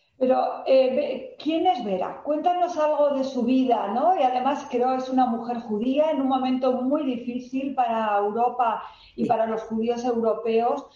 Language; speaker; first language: Spanish; native; Spanish